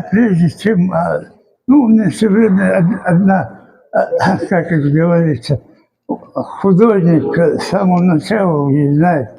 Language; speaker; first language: Russian; non-native, local second language; Chechen